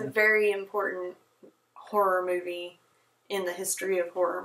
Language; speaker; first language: English; native; English